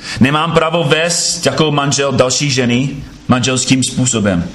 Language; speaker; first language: Czech; non-native, fluent; English